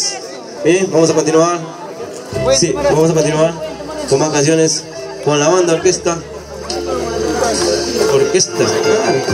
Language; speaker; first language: Spanish; native; Spanish